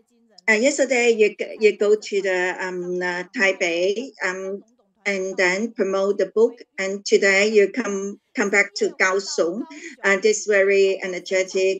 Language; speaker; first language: English; non-native, learner; Chinese